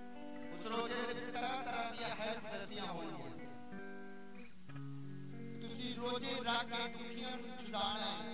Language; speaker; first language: Hindi; non-native, local second language; Punjabi